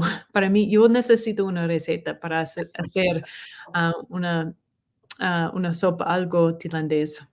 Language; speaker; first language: Spanish; non-native, learner; English